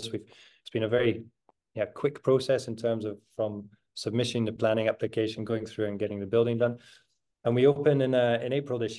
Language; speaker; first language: English; native; English